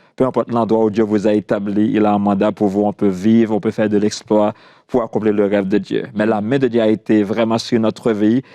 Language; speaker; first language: French; non-native, local second language; Haitian Creole